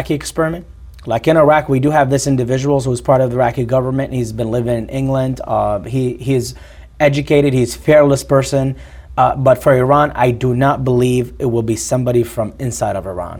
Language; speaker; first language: English; non-native, fluent; Arabic